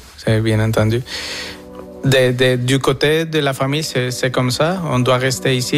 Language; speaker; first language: French; non-native, fluent; Spanish